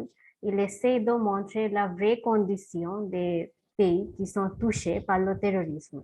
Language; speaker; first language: French; non-native, fluent; Bangla